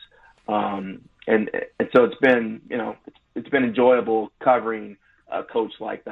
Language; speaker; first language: English; native; English